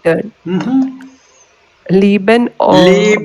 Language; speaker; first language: German; non-native, learner; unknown